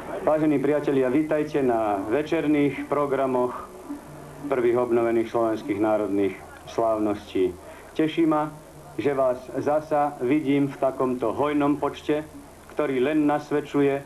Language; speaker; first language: Slovak; native; Slovak